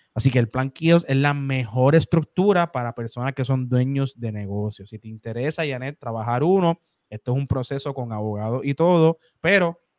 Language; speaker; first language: Spanish; native; Spanish